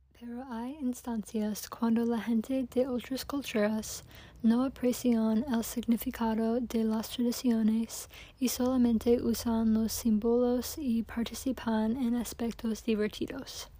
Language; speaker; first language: Spanish; non-native, learner; English